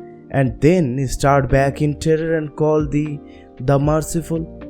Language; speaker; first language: English; non-native, local second language; Bangla